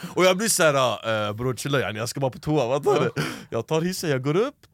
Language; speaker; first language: Swedish; early bilingual, other home language; Arabic